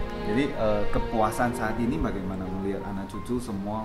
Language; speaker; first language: Indonesian; native; Indonesian